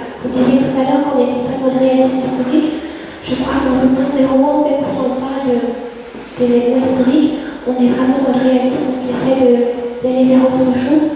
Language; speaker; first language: French; early bilingual, other home language; Vietnamese